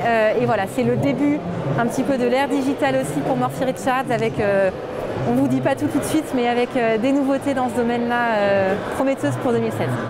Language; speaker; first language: French; native; French